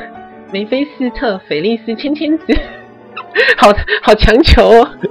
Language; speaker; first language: Chinese; native; Chinese